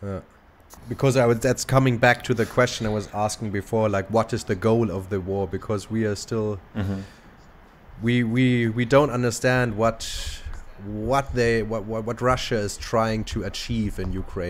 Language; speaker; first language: English; non-native, fluent; German